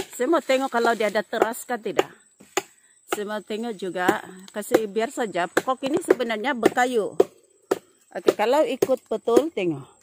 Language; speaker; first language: Malay; non-native, local second language; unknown